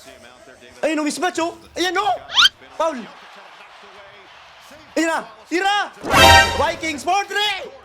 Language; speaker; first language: Filipino; native; Filipino